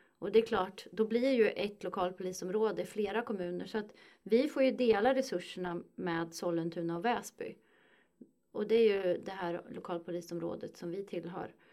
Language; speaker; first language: Swedish; native; Swedish